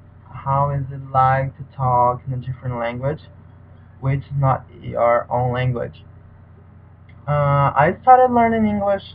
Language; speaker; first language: English; non-native, learner; Portuguese